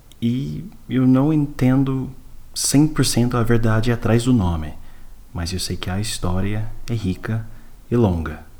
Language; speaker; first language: Portuguese; non-native, fluent; English